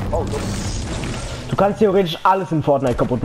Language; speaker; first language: German; native; German